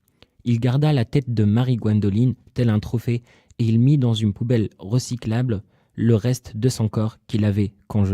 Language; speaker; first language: French; native; French